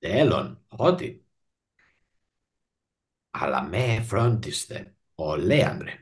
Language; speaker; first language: Greek; non-native, learner; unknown